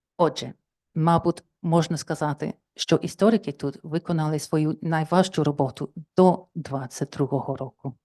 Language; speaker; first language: Ukrainian; non-native, fluent; English